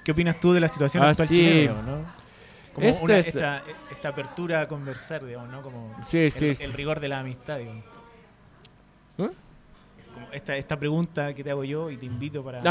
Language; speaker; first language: Spanish; native; Spanish